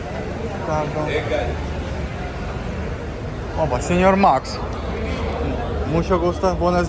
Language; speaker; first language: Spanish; non-native, learner; Russian